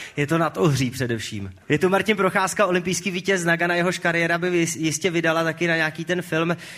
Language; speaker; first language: Czech; native; Czech